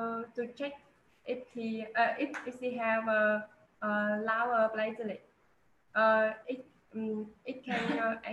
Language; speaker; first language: English; non-native, learner; Vietnamese